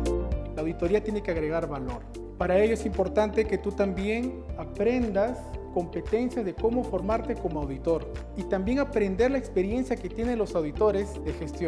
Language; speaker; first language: Spanish; native; Spanish